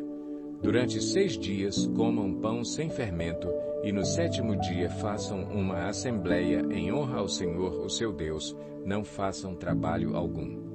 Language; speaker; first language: Portuguese; native; Portuguese